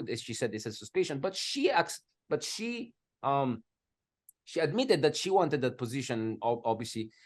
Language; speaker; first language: English; non-native, local second language; Filipino